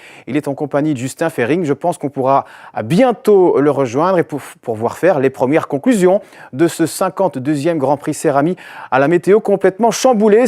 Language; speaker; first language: French; native; French